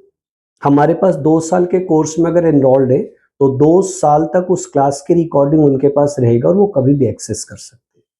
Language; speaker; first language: Hindi; native; Hindi